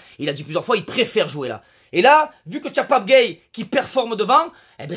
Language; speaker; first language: French; native; French